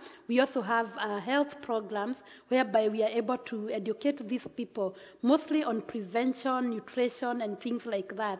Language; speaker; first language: English; non-native, local second language; Kikuyu